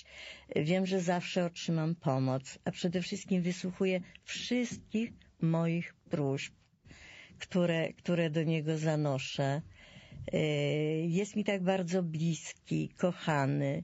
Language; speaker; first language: Polish; native; Polish